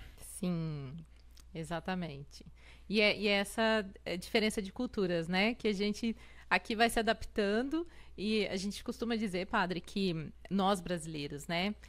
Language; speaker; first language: Portuguese; native; Portuguese